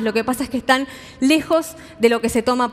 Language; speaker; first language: Spanish; native; Spanish